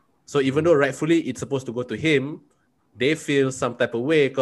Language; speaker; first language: English; non-native, local second language; Malay